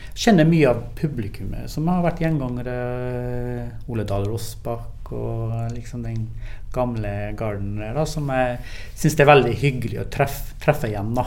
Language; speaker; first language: Norwegian; early bilingual, other home language; English